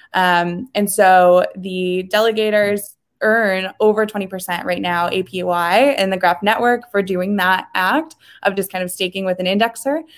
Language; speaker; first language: English; native; English